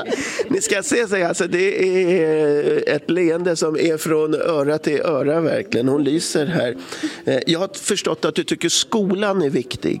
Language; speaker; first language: Swedish; native; Swedish